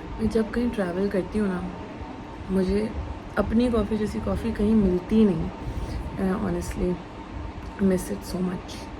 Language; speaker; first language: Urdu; native; Urdu